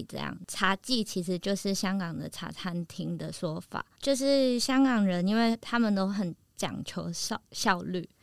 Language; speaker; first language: Chinese; non-native, local second language; Cantonese